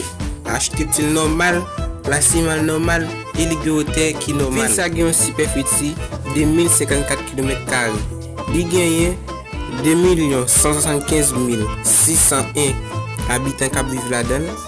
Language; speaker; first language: French; non-native, learner; Haitian Creole